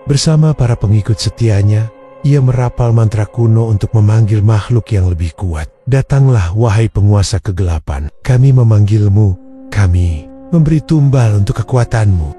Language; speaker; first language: Indonesian; native; Indonesian